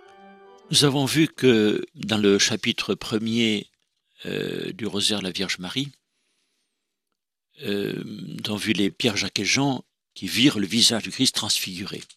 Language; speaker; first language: French; native; French